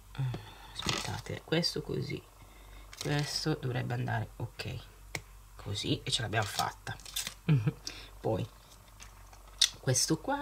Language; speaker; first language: Italian; native; Italian